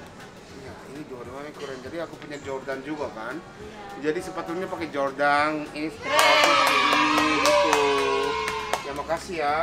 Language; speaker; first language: Indonesian; non-native, fluent; Japanese